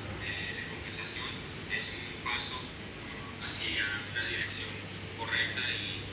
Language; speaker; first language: Spanish; non-native, fluent; English